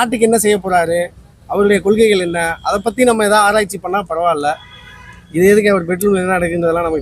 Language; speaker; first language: Tamil; native; Tamil